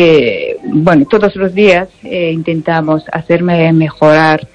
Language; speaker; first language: Spanish; non-native, learner; Japanese